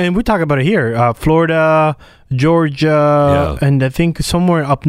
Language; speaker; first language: English; native; English